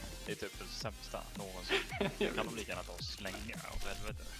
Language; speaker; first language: Swedish; native; Swedish